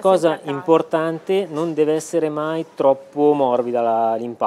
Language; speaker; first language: Italian; native; Italian